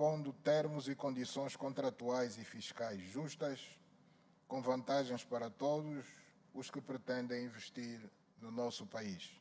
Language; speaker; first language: Portuguese; native; Portuguese